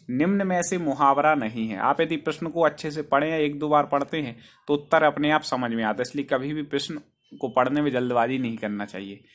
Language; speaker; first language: Hindi; native; Hindi